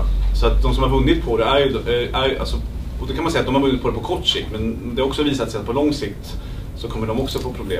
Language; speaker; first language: Swedish; native; Swedish